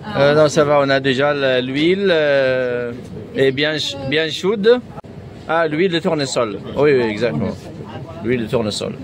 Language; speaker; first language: French; non-native, fluent; Arabic